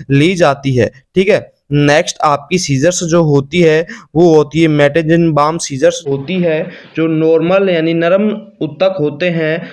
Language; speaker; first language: Hindi; native; Hindi